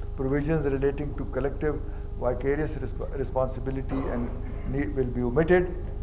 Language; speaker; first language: English; non-native, local second language; Urdu